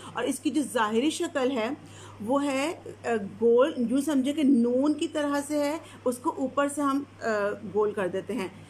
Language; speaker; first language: Urdu; native; Urdu